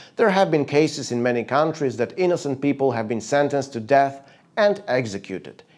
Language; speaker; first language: English; non-native, fluent; Polish